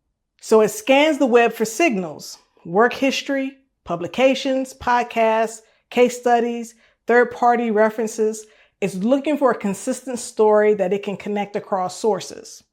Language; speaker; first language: English; native; English